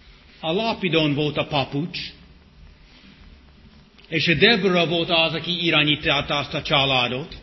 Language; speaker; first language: Hungarian; non-native, fluent; English